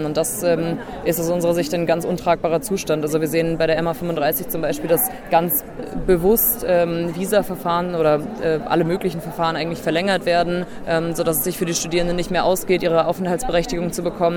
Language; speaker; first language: German; native; German